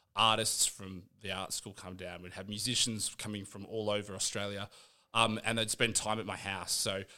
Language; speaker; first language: English; native; English